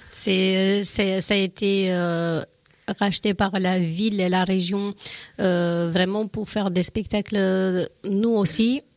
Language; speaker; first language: French; non-native, fluent; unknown